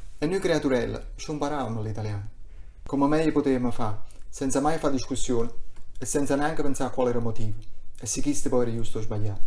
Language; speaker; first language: Italian; non-native, local second language; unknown